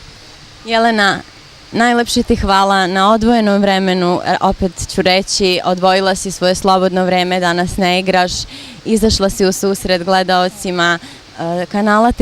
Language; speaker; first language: Bosnian; native; Bosnian